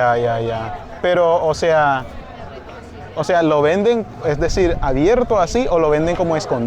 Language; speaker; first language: Spanish; non-native, fluent; English